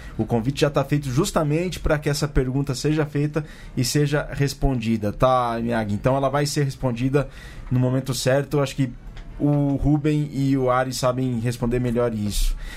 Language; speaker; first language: Portuguese; native; Portuguese